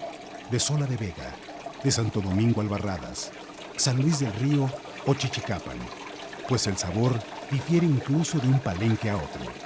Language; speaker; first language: Spanish; native; Spanish